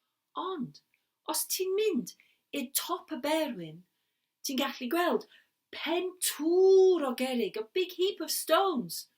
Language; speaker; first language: Welsh; non-native, learner; English